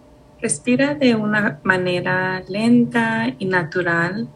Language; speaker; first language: Spanish; early bilingual, heritage; Spanish